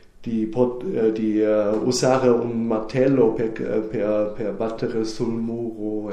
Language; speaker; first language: Italian; non-native, learner; German